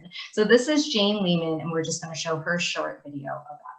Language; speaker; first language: English; native; English